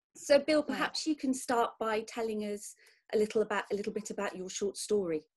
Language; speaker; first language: English; native; English